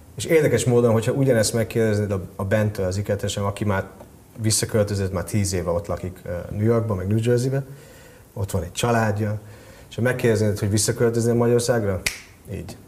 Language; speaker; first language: Hungarian; early bilingual, heritage; Hungarian